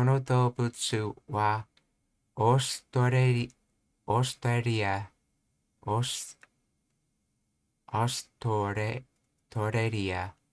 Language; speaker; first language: Japanese; non-native, learner; English